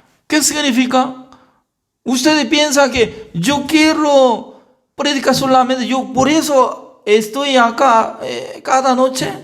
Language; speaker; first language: Spanish; non-native, learner; Korean